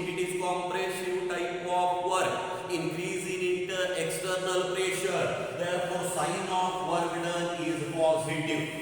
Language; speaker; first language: English; non-native, local second language; Marathi